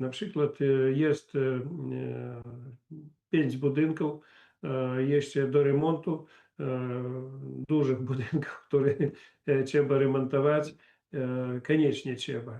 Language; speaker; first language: Polish; non-native, learner; Belarusian